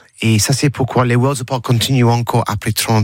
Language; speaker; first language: French; non-native, learner; English